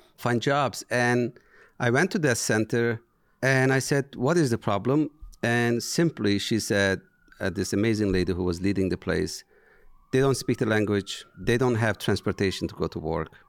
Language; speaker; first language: English; non-native, fluent; Turkish